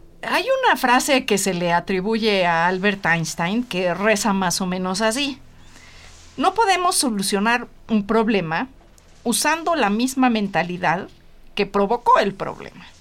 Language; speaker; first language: Spanish; native; Spanish